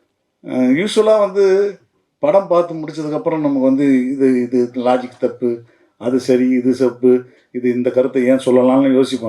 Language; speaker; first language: Tamil; native; Tamil